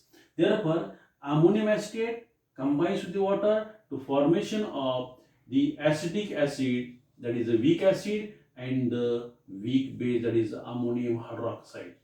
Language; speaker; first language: English; non-native, local second language; Marathi